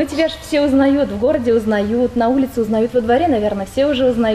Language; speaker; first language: Russian; native; Russian